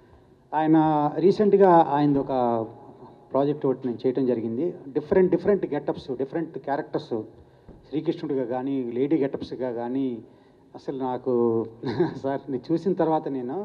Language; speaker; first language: Telugu; native; Telugu